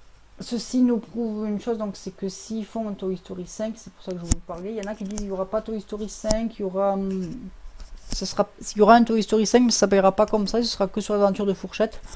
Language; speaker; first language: French; native; French